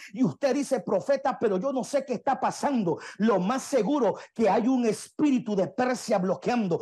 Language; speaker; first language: Spanish; native; Spanish